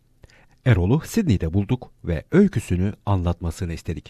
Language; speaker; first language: Turkish; native; Turkish